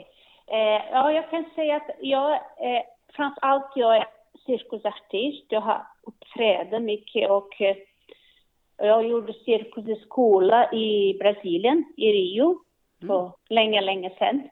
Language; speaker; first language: Swedish; non-native, learner; Portuguese